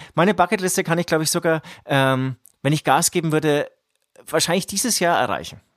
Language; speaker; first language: German; native; German